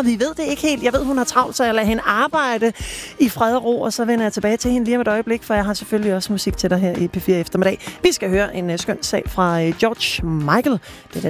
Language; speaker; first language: Danish; native; Danish